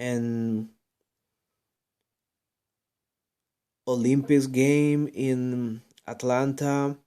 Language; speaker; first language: English; non-native, learner; Spanish